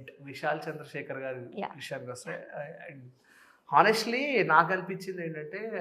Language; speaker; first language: Telugu; native; Telugu